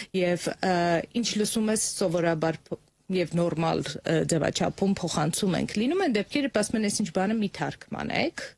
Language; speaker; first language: Armenian; native; Armenian